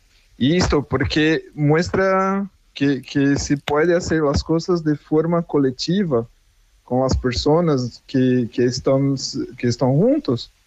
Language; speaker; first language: Spanish; non-native, fluent; Portuguese